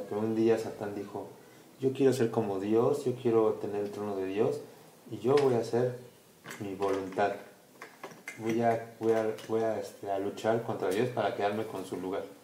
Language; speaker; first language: Spanish; native; Spanish